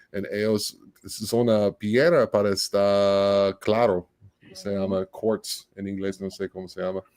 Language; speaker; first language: Spanish; non-native, learner; English